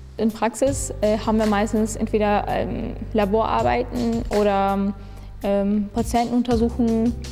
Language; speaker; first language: German; non-native, fluent; Turkish